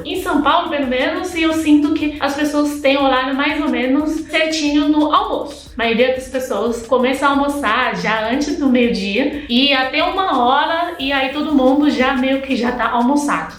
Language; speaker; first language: Portuguese; non-native, fluent; Chinese